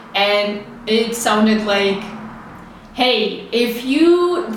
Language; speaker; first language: English; non-native, fluent; Czech